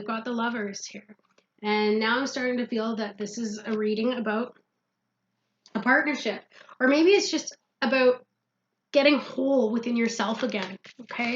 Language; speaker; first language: English; native; English